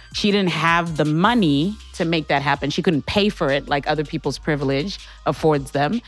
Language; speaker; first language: English; non-native, local second language; Shona